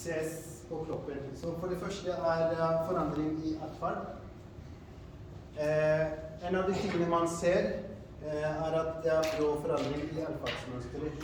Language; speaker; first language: Norwegian; non-native, fluent; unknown